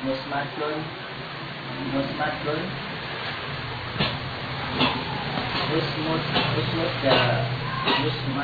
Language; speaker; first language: Arabic; non-native, learner; Indonesian